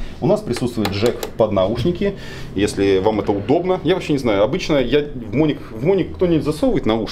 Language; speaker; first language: Russian; native; Russian